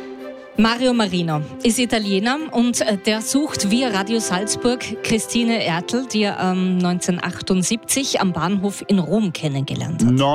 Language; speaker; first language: German; native; German